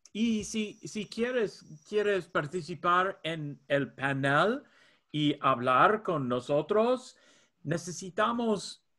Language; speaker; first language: Spanish; non-native, learner; English